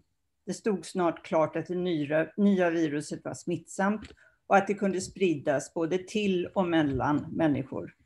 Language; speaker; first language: Swedish; native; Swedish